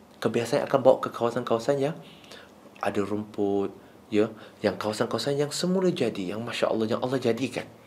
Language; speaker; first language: Malay; non-native, local second language; Chinese